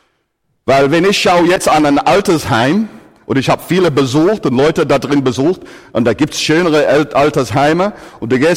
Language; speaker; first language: German; non-native, fluent; English